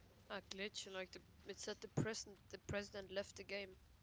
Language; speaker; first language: English; non-native, fluent; Danish